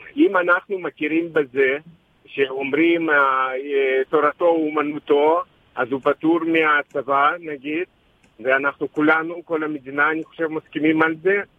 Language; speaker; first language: Hebrew; non-native, fluent; Russian